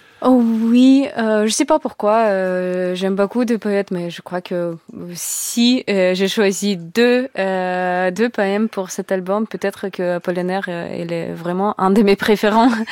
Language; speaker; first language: French; non-native, learner; Russian